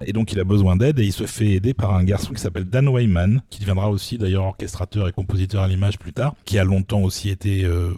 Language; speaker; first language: French; native; French